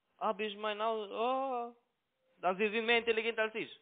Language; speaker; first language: German; non-native, learner; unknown